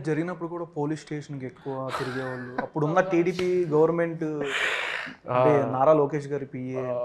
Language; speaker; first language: Telugu; native; Telugu